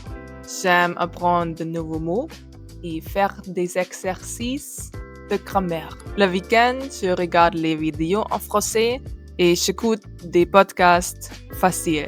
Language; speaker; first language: French; non-native, learner; German